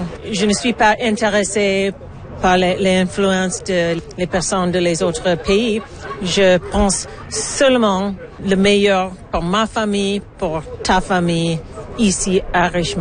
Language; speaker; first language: French; non-native, learner; English